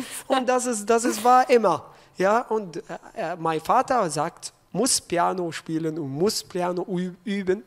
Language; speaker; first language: German; non-native, learner; Arabic